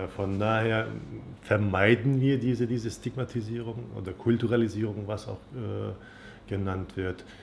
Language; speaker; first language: German; non-native, fluent; Turkish